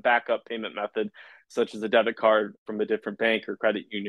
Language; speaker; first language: English; native; English